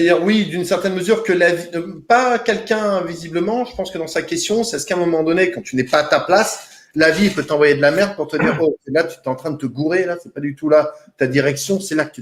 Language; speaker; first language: French; native; French